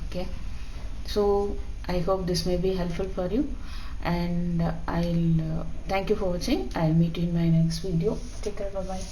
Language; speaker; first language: English; non-native, local second language; Tamil